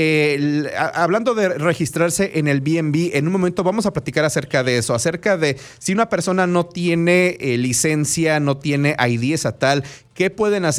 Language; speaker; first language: Spanish; native; Spanish